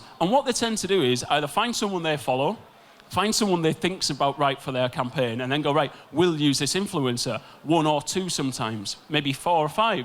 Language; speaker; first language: English; native; English